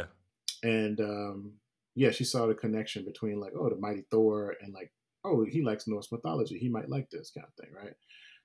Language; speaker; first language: English; native; English